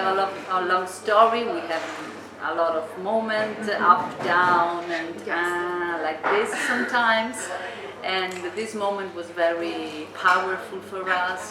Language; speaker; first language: English; non-native, fluent; Italian